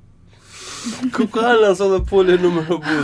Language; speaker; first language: Finnish; non-native, learner; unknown